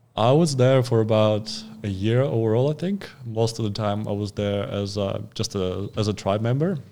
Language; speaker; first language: English; non-native, fluent; Russian